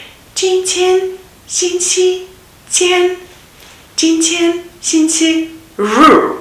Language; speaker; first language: Chinese; non-native, learner; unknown